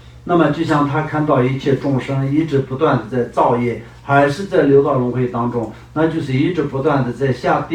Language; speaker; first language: Chinese; non-native, local second language; Tibetan